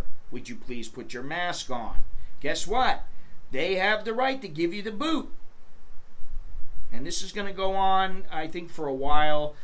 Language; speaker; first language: English; native; English